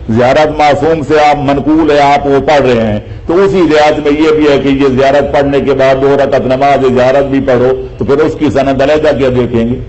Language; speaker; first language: Urdu; non-native, local second language; Punjabi